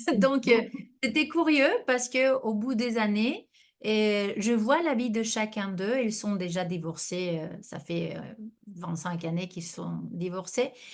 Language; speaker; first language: French; non-native, fluent; Spanish